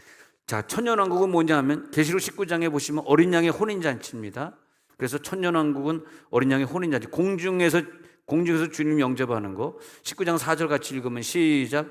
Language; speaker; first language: Korean; native; Korean